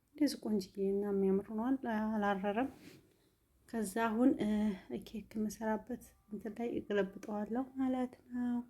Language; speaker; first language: Amharic; native; Amharic